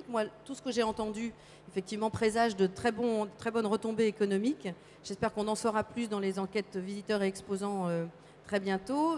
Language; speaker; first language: French; native; French